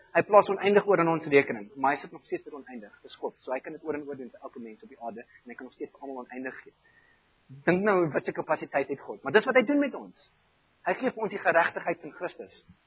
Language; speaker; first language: Afrikaans; non-native, fluent; German